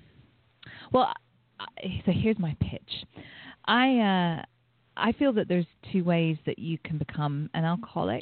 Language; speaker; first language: English; native; English